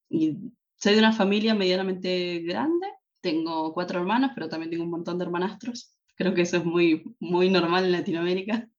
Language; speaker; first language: Spanish; native; Spanish